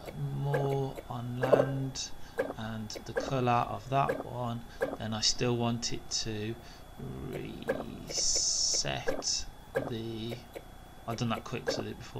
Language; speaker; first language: English; native; English